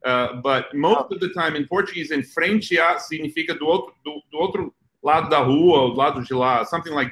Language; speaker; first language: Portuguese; non-native, fluent; English